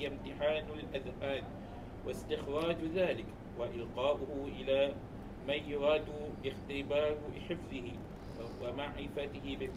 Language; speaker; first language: Arabic; non-native, learner; Malay